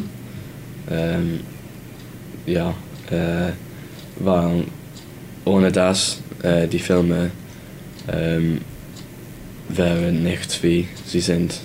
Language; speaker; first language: German; non-native, learner; English